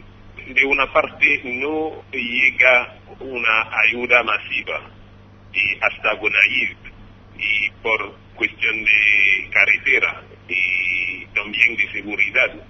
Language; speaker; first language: Spanish; non-native, fluent; Haitian Creole